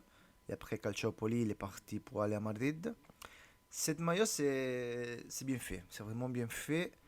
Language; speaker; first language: French; non-native, learner; Italian